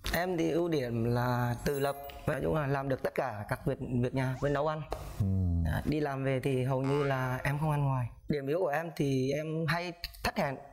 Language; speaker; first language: Vietnamese; native; Vietnamese